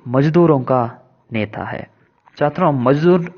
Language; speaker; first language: Hindi; non-native, local second language; Kannada